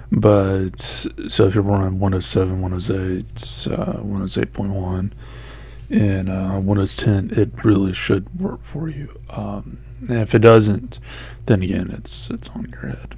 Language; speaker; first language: English; native; English